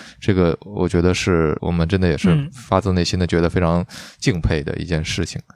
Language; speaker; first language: Chinese; native; Chinese